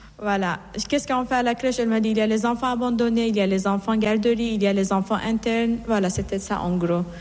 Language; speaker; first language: French; non-native, fluent; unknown